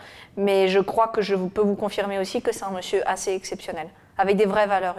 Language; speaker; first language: French; native; French